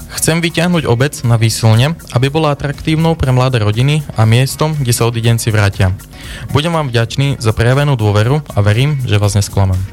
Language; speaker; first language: Slovak; native; Slovak